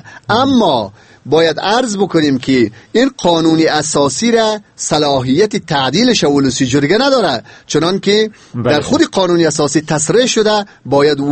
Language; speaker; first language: Persian; native; Persian